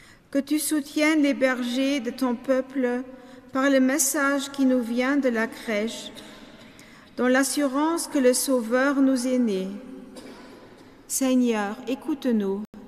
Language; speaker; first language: French; non-native, local second language; Luxembourgish